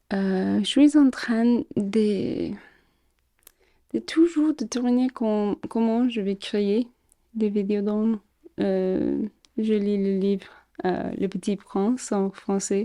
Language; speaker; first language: French; non-native, fluent; English